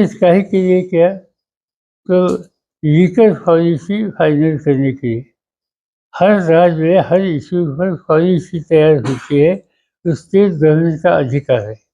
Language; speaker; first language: Hindi; non-native, local second language; Marathi